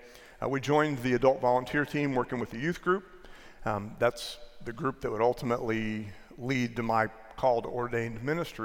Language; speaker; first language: English; native; English